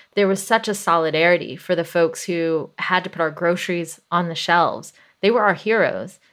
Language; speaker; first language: English; native; English